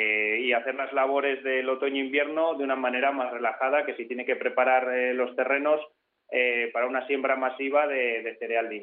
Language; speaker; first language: Spanish; native; Spanish